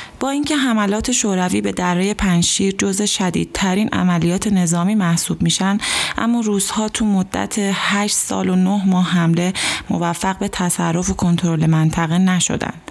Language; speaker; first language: Persian; native; Persian